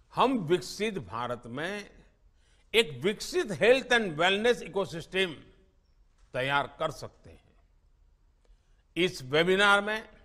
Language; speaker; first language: Hindi; non-native, local second language; Gujarati